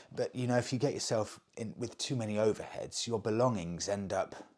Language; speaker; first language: English; native; English